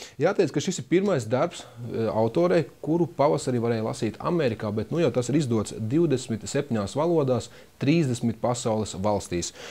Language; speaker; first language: Latvian; native; Latvian